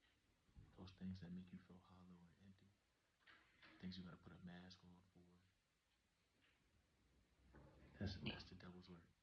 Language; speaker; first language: English; native; English